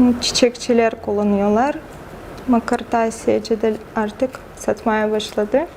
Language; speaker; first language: Turkish; non-native, fluent; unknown